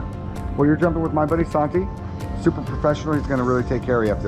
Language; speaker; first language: English; native; English